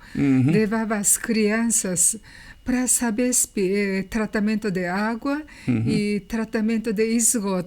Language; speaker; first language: Portuguese; non-native, learner; Japanese